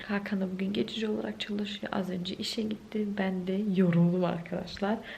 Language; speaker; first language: Turkish; early bilingual, heritage; Turkish